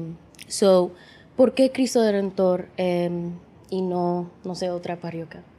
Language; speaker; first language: Spanish; early bilingual, heritage; English